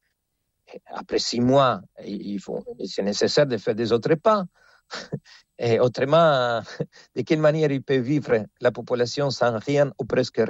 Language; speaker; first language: French; non-native, fluent; Spanish